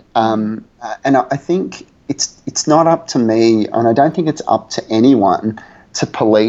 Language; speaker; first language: English; native; English